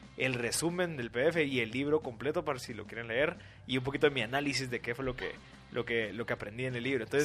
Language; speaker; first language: Spanish; native; Spanish